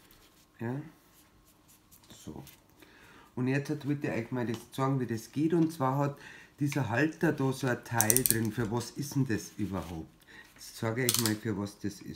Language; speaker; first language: German; native; German